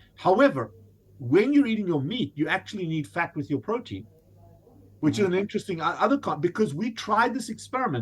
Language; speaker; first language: English; native; English